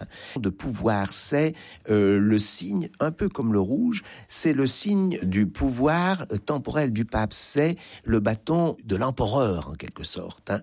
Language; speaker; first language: French; native; French